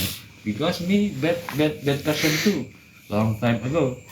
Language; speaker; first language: English; non-native, learner; Indonesian